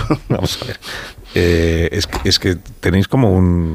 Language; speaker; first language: Spanish; native; Spanish